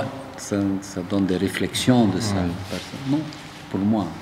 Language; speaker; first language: French; non-native, local second language; Dutch